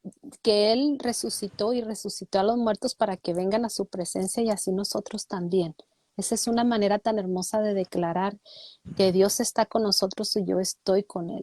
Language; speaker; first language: Spanish; native; Spanish